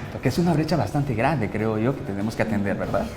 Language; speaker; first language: Spanish; native; Spanish